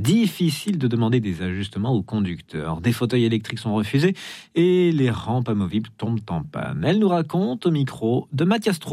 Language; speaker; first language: French; native; French